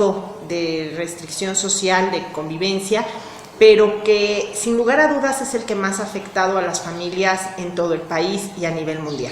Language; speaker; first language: Spanish; native; Spanish